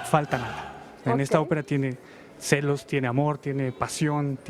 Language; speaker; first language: Spanish; native; Spanish